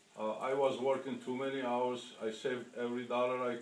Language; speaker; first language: English; non-native, fluent; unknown